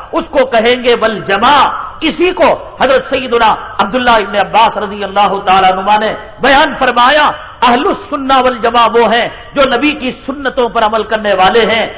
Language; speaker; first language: Urdu; native; Urdu